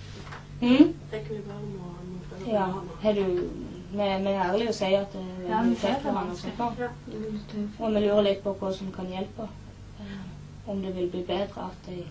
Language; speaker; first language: Norwegian; native; Norwegian